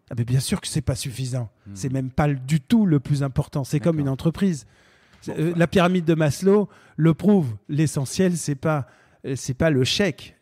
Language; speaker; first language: French; native; French